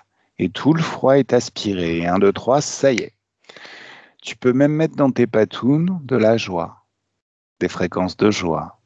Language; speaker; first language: French; native; French